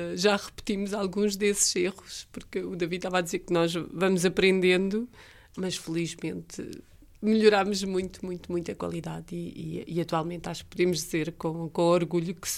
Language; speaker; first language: Portuguese; native; Portuguese